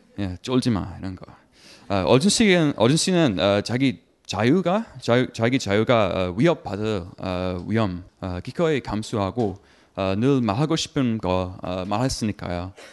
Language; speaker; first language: Korean; non-native, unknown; English